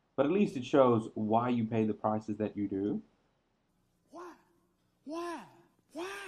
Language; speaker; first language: English; native; English